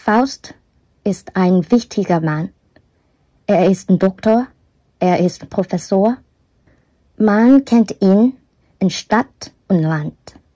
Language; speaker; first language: German; non-native, learner; Korean